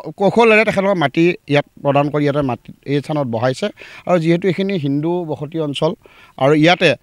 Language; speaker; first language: Assamese; native; Assamese